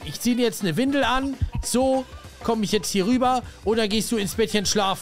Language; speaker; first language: German; native; German